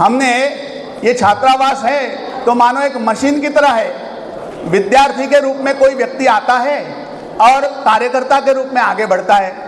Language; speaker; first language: Hindi; non-native, local second language; Marathi